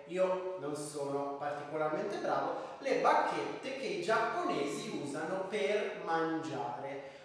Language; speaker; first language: Italian; native; Italian